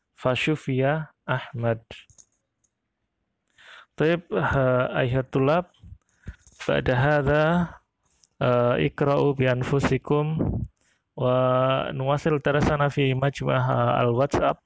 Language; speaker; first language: Arabic; non-native, fluent; Indonesian